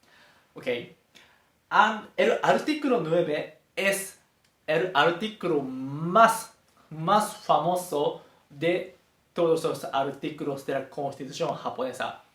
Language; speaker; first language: Spanish; non-native, fluent; Japanese